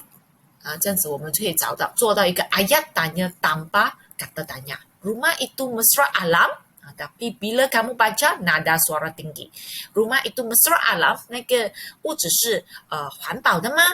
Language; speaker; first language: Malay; non-native, local second language; Chinese